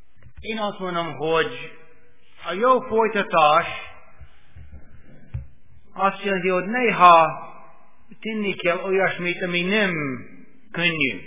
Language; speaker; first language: Hungarian; non-native, fluent; English